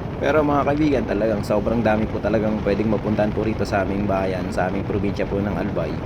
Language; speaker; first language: Filipino; non-native, local second language; Bikol